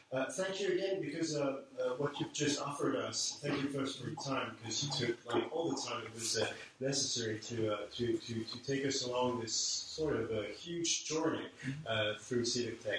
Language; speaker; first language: English; non-native, fluent; French